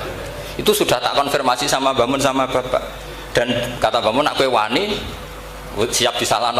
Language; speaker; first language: Indonesian; non-native, local second language; Javanese